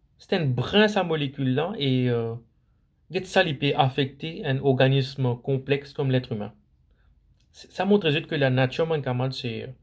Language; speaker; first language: French; non-native, local second language; Morisyen